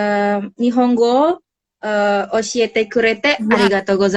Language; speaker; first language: Japanese; non-native, learner; Indonesian